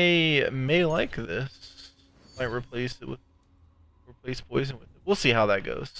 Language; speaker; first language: English; native; English